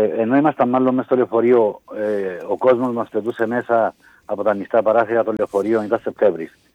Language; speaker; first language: Greek; native; Greek